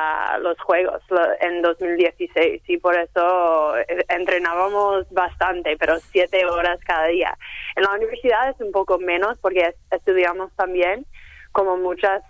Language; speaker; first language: Spanish; non-native, fluent; English